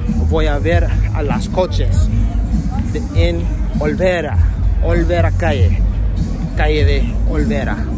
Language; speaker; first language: Spanish; non-native, learner; English